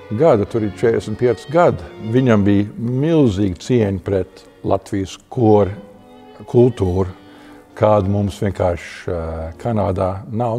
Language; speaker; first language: Latvian; early bilingual, heritage; Latvian